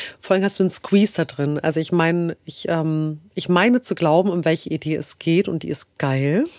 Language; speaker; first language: German; early bilingual, other home language; Kurdish